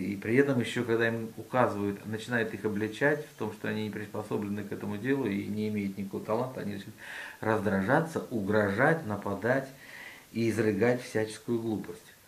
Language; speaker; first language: Russian; native; Russian